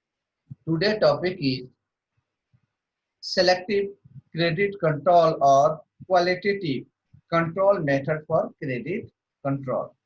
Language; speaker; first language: English; non-native, local second language; Hindi